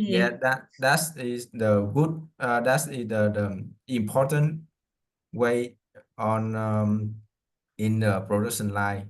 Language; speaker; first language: English; non-native, learner; Vietnamese